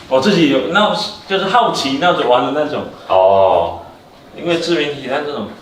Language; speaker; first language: Chinese; native; Chinese